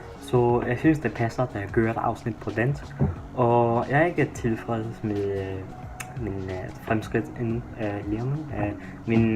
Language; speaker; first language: Danish; non-native, learner; English